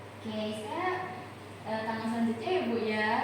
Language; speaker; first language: Indonesian; native; Indonesian